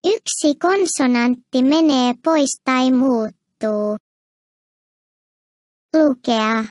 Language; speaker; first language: Finnish; non-native, fluent; Turkish